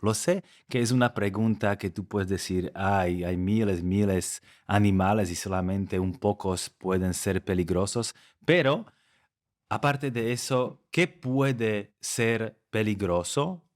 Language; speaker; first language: Spanish; non-native, fluent; Slovak